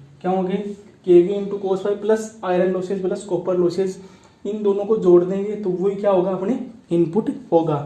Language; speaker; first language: Hindi; native; Hindi